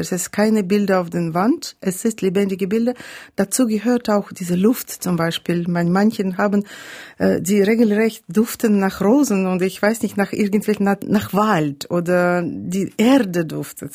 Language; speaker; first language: German; non-native, fluent; Russian